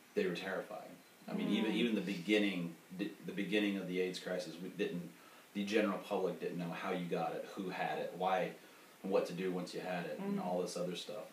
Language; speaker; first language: English; native; English